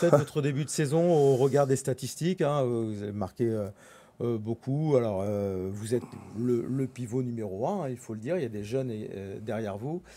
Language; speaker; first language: French; native; French